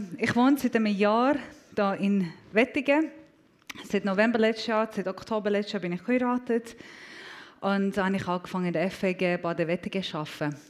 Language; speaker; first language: German; non-native, fluent; Persian